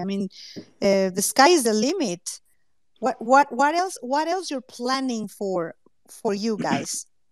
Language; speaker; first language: English; non-native, fluent; Spanish